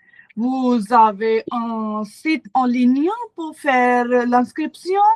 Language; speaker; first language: French; non-native, learner; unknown